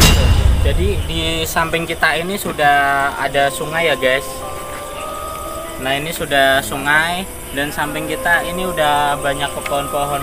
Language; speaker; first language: Indonesian; native; Indonesian